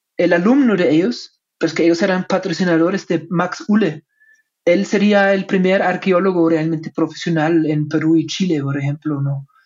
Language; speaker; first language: Spanish; non-native, fluent; German